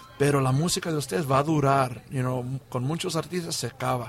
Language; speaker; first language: Spanish; early bilingual, heritage; Spanish